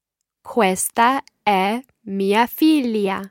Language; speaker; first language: Italian; non-native, learner; English